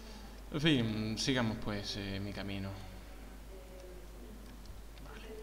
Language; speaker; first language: Spanish; native; Spanish